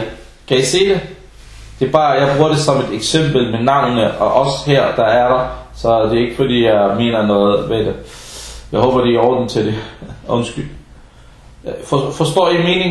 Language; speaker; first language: Danish; non-native, fluent; Arabic